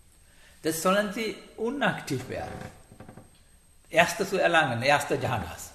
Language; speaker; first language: German; non-native, learner; Sinhala